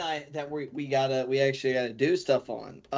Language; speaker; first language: English; native; English